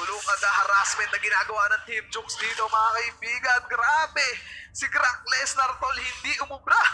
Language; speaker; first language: Filipino; native; Filipino